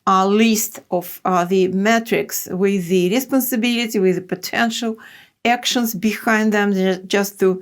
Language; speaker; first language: English; non-native, fluent; Russian